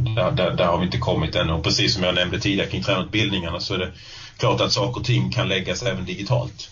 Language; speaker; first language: Swedish; native; Swedish